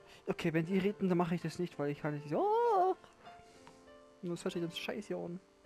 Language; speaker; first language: German; native; German